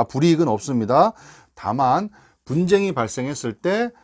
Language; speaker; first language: Korean; native; Korean